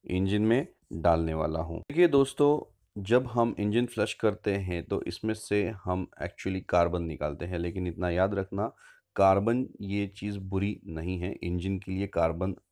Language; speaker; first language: Hindi; non-native, local second language; Marathi